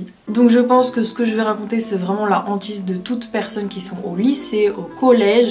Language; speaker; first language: French; native; French